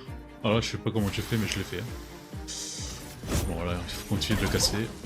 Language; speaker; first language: French; native; French